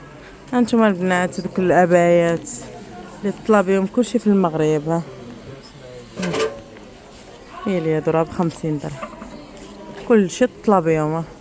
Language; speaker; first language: Arabic; native; Arabic